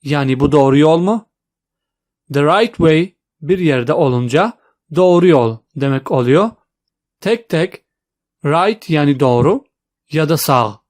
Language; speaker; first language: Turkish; non-native, fluent; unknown